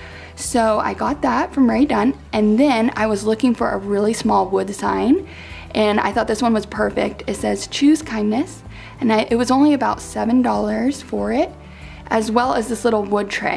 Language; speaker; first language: English; native; English